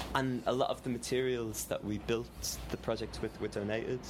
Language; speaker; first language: English; native; English